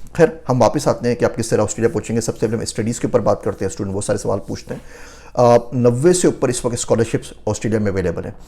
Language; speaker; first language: Urdu; native; Urdu